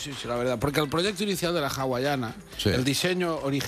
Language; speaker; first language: Spanish; native; Spanish